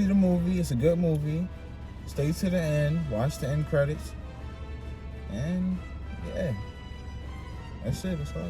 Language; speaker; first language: English; native; English